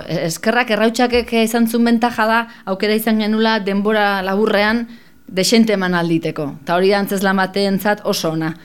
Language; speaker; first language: Basque; native; Basque